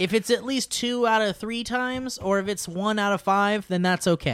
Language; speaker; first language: English; native; English